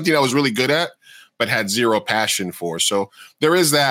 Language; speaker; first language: English; native; English